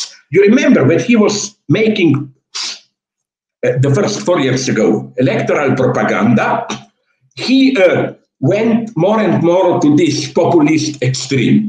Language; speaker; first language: English; non-native, fluent; Slovenian